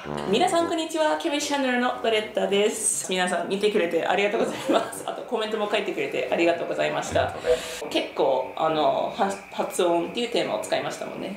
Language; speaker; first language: Japanese; non-native, fluent; English